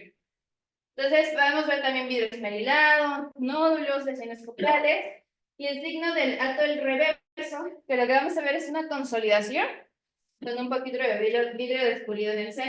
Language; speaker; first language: Spanish; native; Spanish